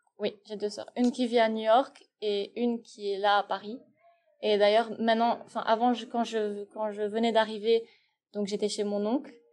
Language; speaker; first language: French; non-native, local second language; Arabic